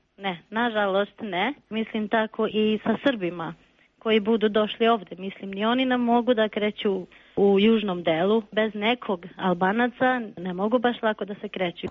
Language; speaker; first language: Serbian; non-native, local second language; Albanian